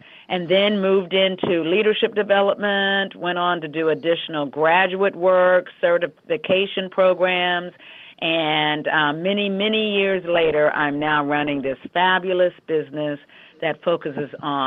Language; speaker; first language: English; native; English